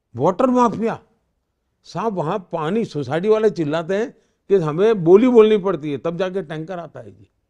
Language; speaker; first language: Hindi; native; Hindi